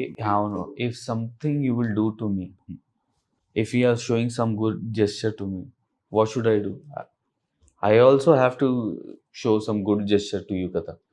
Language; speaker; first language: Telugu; non-native, learner; Urdu